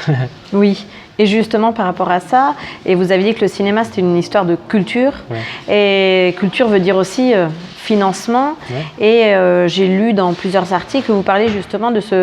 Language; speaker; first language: French; native; French